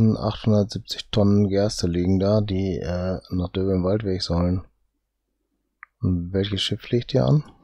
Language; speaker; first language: German; native; German